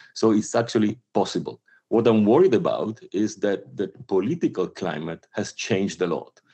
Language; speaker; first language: English; non-native, fluent; Italian